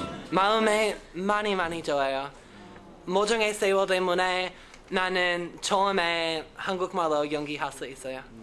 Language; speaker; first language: Korean; non-native, learner; English